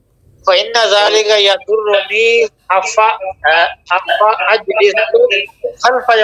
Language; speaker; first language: Arabic; non-native, learner; Urdu